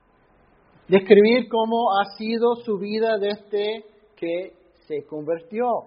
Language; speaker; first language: Spanish; non-native, fluent; English